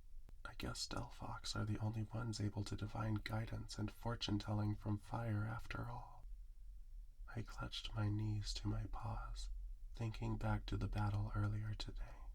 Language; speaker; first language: English; native; English